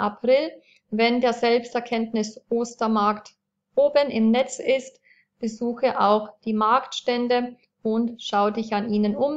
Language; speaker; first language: German; native; German